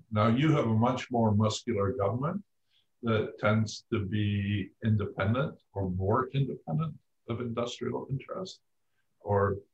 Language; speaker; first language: English; native; English